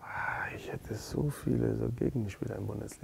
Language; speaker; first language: German; non-native, learner; Persian